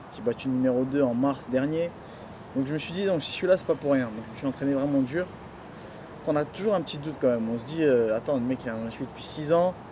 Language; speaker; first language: French; early bilingual, other home language; Duala